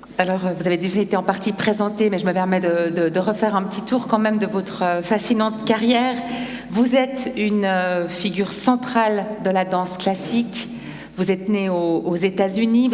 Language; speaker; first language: French; native; French